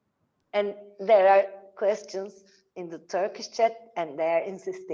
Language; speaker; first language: English; non-native, learner; Turkish